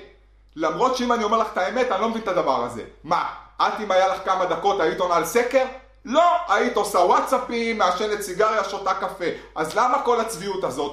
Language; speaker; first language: Hebrew; native; Hebrew